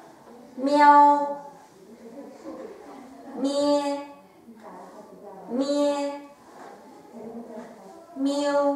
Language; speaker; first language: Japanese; non-native, fluent; Chinese